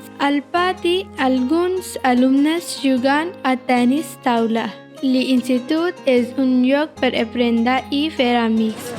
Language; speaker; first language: Catalan; non-native, learner; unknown